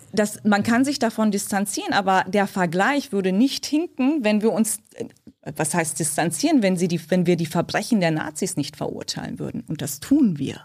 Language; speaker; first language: German; early bilingual, other home language; Turkish